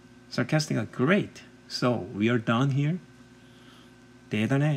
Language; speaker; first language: English; non-native, fluent; Korean